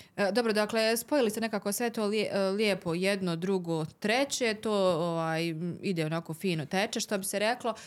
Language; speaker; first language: Bosnian; native; Bosnian